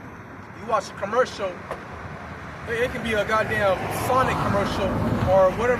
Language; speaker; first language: English; native; English